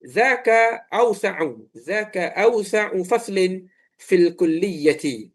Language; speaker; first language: Arabic; non-native, fluent; Malay